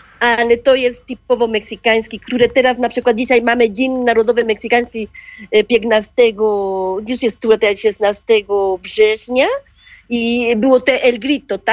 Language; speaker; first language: Polish; non-native, learner; Spanish